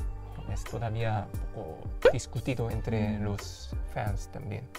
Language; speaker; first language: Spanish; non-native, fluent; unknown